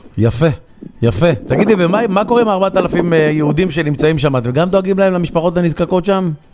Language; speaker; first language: Hebrew; native; Hebrew